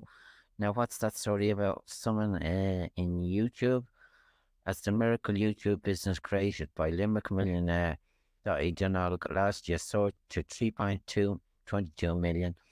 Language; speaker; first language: English; native; English